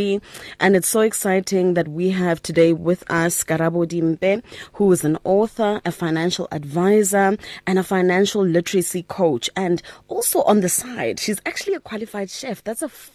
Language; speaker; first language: English; non-native, local second language; Tswana